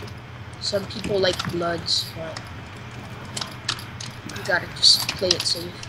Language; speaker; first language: English; native; English